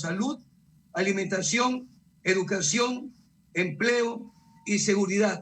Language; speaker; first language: Spanish; native; Spanish